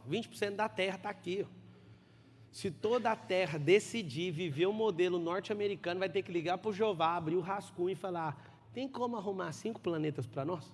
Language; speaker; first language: Portuguese; native; Portuguese